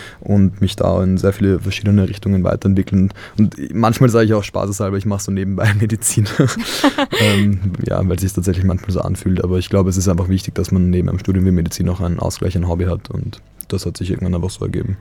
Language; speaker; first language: German; native; German